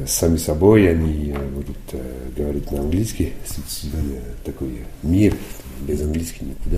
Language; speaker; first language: Russian; non-native, fluent; French